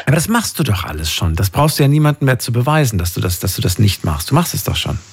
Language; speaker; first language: German; native; German